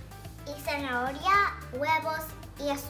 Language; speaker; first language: Spanish; early bilingual, heritage; English